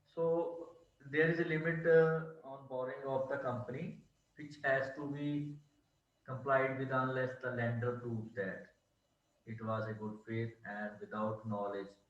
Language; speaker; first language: English; non-native, local second language; Punjabi